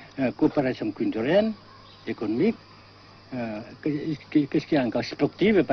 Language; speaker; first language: French; non-native, local second language; Vietnamese